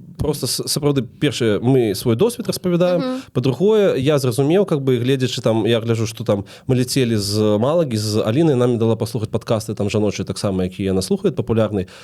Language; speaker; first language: Belarusian; non-native, local second language; Russian